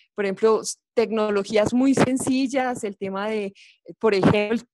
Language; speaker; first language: Spanish; native; Spanish